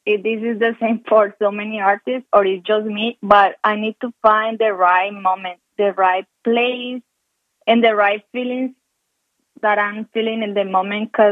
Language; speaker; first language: English; non-native, fluent; Spanish